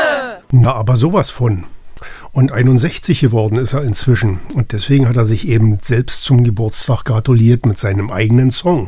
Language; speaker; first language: German; native; German